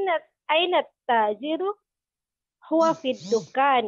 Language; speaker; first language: Arabic; non-native, learner; Indonesian